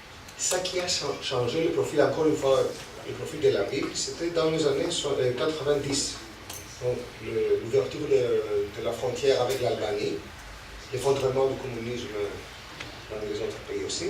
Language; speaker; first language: French; non-native, fluent; Greek